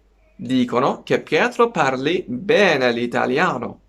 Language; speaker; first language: Italian; non-native, fluent; Persian